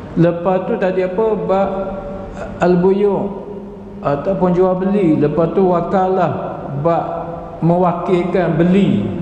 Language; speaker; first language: Malay; native; Malay